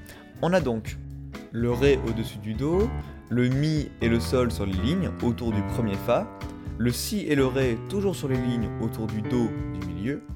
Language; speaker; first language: French; native; French